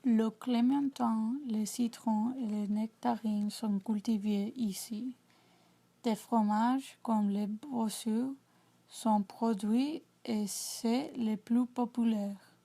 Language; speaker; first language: French; non-native, learner; English